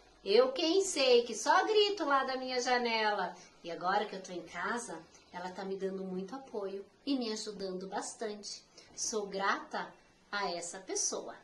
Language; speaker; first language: Portuguese; native; Portuguese